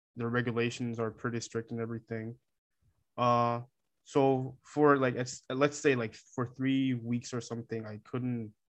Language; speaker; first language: English; non-native, fluent; Korean